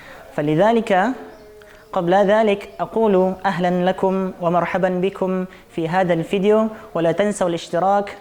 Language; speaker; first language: Arabic; non-native, fluent; Indonesian